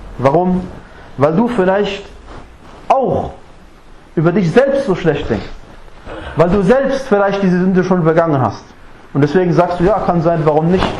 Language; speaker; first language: German; non-native, fluent; Arabic